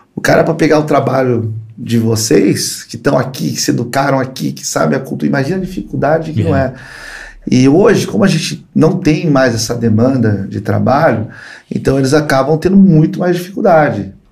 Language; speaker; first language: Portuguese; early bilingual, other home language; Spanish